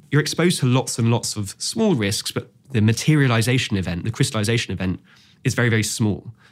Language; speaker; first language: English; native; English